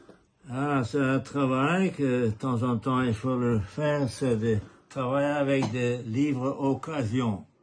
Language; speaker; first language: French; non-native, fluent; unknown